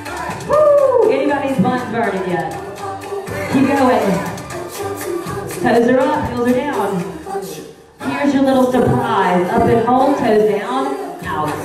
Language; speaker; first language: English; native; English